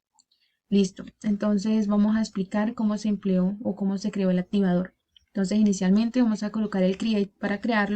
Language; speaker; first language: Spanish; native; Spanish